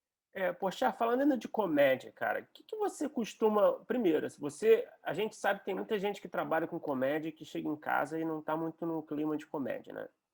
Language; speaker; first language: Portuguese; native; Portuguese